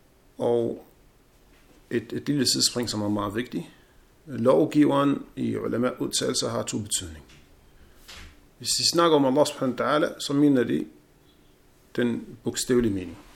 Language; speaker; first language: Danish; non-native, fluent; Arabic